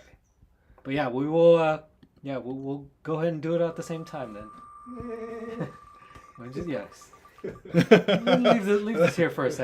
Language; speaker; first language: English; native; English